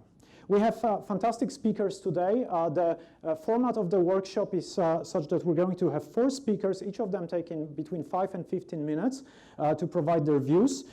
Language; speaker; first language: English; non-native, fluent; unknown